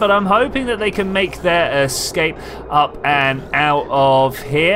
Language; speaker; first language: English; native; English